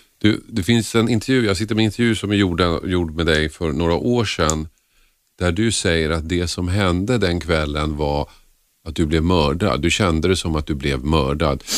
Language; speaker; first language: Swedish; native; Swedish